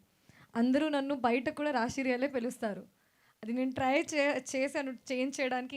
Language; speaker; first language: Telugu; non-native, fluent; Hindi